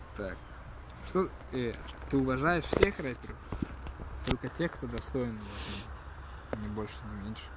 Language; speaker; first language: Russian; early bilingual, heritage; Russian